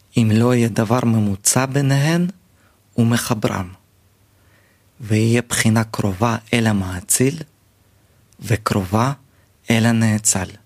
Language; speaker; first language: Hebrew; native; Hebrew